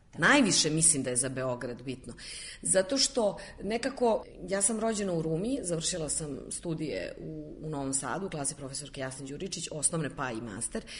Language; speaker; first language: Serbian; native; Serbian